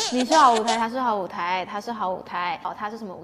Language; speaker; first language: Chinese; native; Chinese